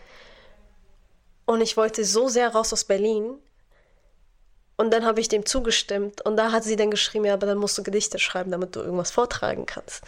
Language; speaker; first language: German; non-native, fluent; Arabic